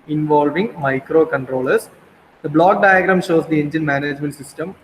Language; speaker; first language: English; non-native, local second language; Malayalam